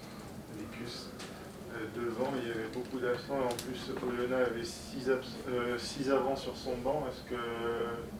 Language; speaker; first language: French; native; French